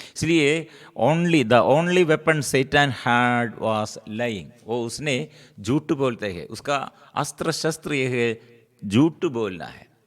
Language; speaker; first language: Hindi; non-native, local second language; Malayalam